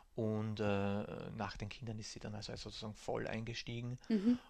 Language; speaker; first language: German; native; German